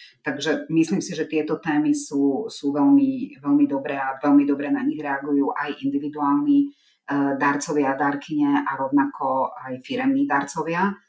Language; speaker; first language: Slovak; non-native, local second language; Hungarian